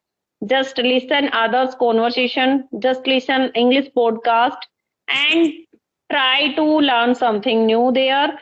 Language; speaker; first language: English; non-native, local second language; Hindi